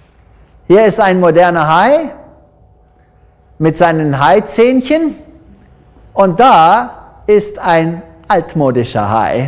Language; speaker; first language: German; non-native, fluent; English